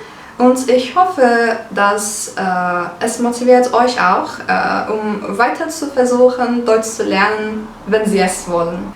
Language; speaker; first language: German; non-native, fluent; Turkish